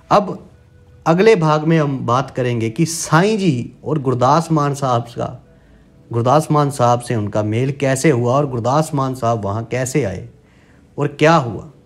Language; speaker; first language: Hindi; non-native, local second language; Punjabi